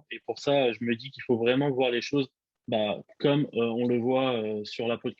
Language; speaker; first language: French; native; French